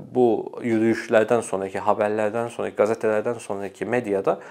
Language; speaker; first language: Turkish; early bilingual, heritage; Arabic